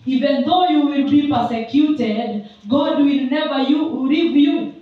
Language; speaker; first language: English; non-native, local second language; Swahili